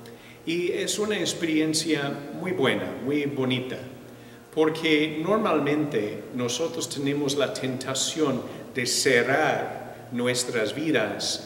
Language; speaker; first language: Spanish; non-native, fluent; English